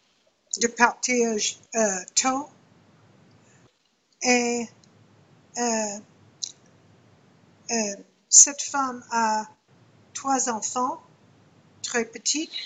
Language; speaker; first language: French; non-native, learner; English